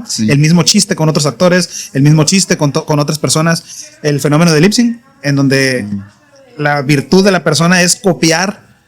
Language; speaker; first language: Spanish; native; Spanish